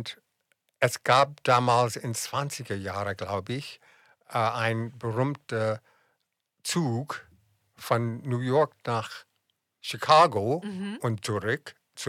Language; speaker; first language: German; non-native, fluent; English